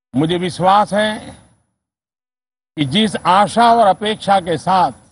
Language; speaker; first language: Hindi; native; Hindi